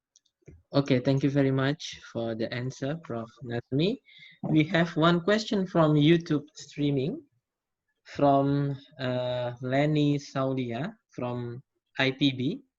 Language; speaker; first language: English; non-native, fluent; Indonesian